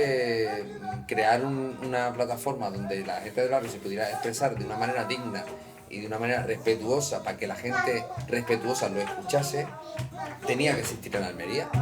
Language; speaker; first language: Spanish; native; Spanish